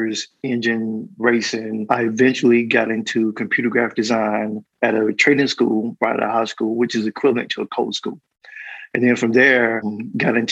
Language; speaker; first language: English; native; English